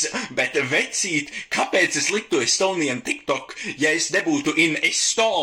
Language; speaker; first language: Latvian; non-native, local second language; English